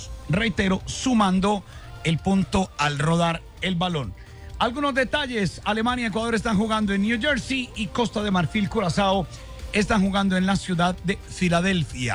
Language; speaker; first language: Spanish; native; Spanish